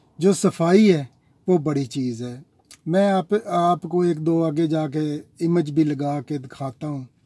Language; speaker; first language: Urdu; non-native, local second language; Punjabi